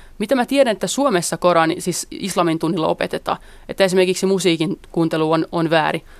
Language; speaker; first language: Finnish; early bilingual, other home language; Central Kurdish